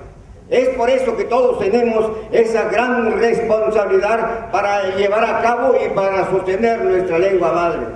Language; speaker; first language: Spanish; non-native, local second language; Zapotec